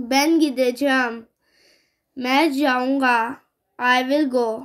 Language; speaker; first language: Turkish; non-native, fluent; Urdu